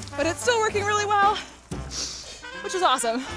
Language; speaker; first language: English; native; English